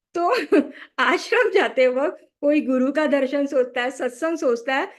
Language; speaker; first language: Hindi; non-native, local second language; Marathi